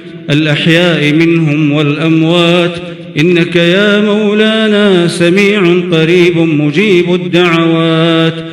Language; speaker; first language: Arabic; native; Arabic